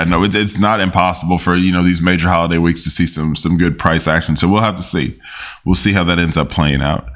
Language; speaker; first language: English; native; English